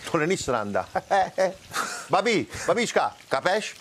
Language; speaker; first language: Czech; non-native, learner; Italian